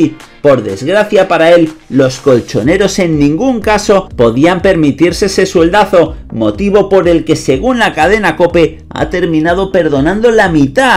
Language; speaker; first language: Spanish; native; Spanish